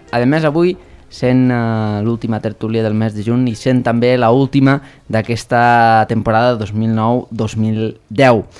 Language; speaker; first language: Catalan; native; Catalan